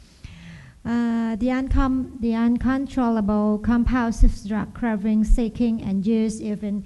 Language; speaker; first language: English; non-native, learner; Thai